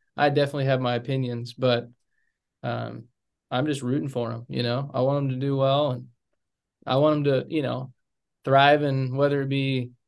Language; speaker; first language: English; native; English